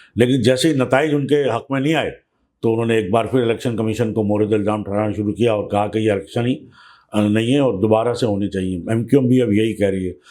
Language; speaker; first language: Urdu; native; Urdu